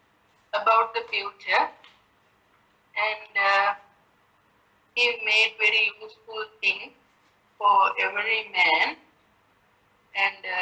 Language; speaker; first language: English; non-native, learner; Sinhala